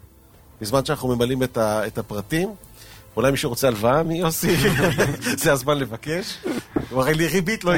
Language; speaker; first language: Hebrew; native; Hebrew